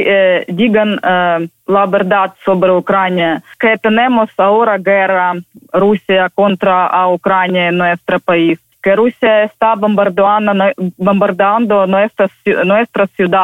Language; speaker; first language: Spanish; non-native, learner; Ukrainian